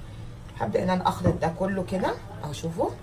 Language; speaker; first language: Arabic; native; Arabic